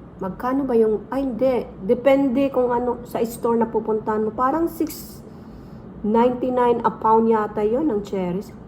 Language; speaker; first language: Filipino; non-native, local second language; Waray